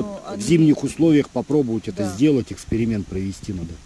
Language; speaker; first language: Russian; native; Russian